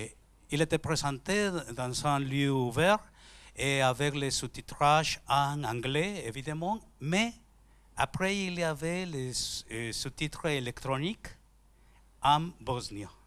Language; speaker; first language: French; non-native, learner; Spanish